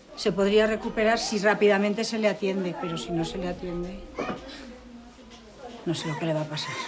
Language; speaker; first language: Spanish; native; Spanish